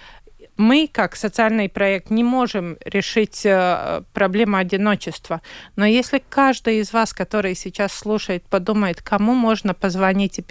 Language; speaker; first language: Russian; non-native, local second language; Latvian